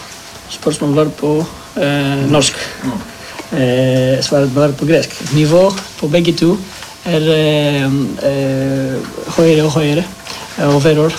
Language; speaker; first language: Norwegian; non-native, learner; Greek